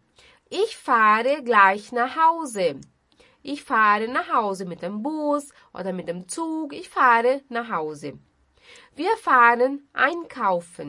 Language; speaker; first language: German; non-native, fluent; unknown